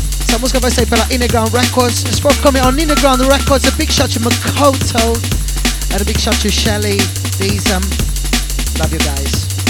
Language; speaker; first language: English; non-native, fluent; Portuguese